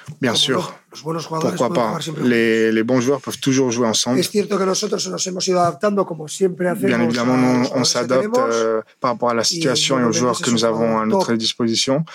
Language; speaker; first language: French; non-native, fluent; Spanish